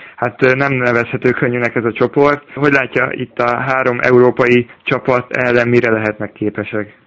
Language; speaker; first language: Hungarian; native; Hungarian